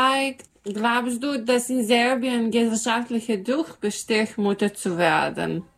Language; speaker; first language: German; non-native, learner; Serbian